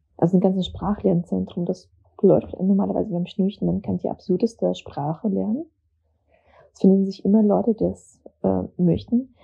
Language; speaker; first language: German; early bilingual, other home language; Russian